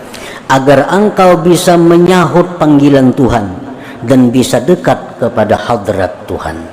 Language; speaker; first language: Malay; non-native, local second language; Banjar